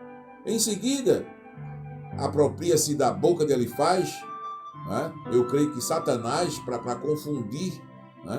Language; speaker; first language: Portuguese; native; Portuguese